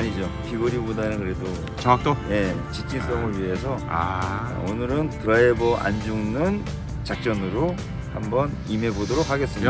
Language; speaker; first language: Korean; native; Korean